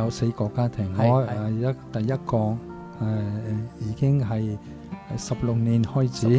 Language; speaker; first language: Cantonese; non-native, fluent; Italian